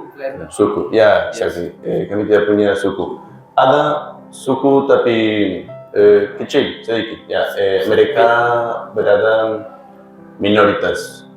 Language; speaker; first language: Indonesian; non-native, learner; Spanish